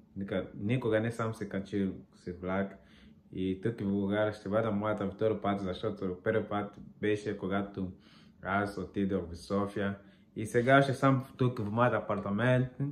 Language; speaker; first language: Bulgarian; non-native, learner; Portuguese